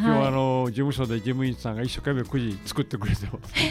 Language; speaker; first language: Japanese; native; Japanese